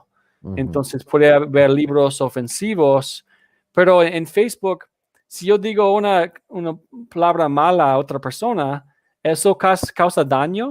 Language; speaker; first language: Spanish; non-native, fluent; English